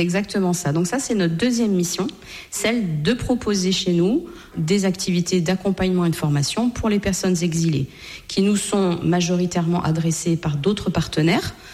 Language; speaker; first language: French; native; French